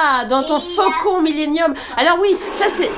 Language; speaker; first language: French; native; French